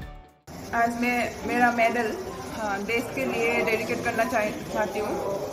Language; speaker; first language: Hindi; non-native, local second language; Assamese